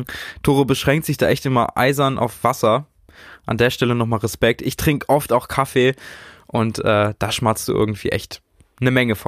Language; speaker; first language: German; native; German